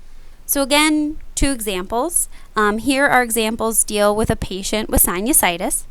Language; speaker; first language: English; native; English